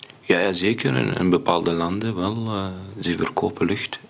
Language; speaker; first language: Dutch; non-native, learner; Arabic